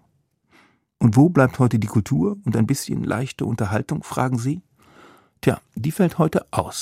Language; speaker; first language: German; native; German